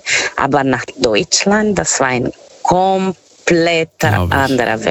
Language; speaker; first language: German; non-native, fluent; Portuguese